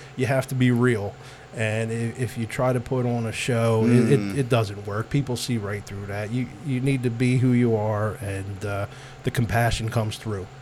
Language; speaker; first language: English; native; English